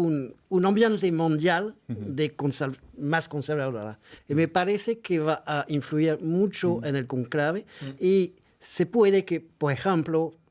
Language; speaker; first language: Spanish; non-native, fluent; French